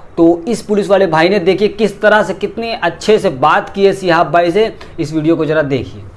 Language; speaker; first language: Hindi; native; Hindi